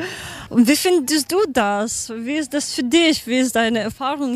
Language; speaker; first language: German; non-native, learner; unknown